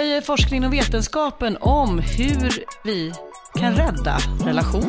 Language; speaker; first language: Swedish; native; Swedish